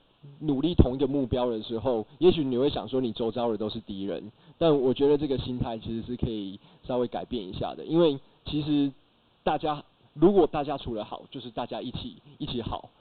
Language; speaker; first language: Chinese; native; Chinese